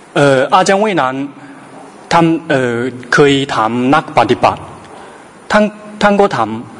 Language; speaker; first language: Thai; non-native, learner; Chinese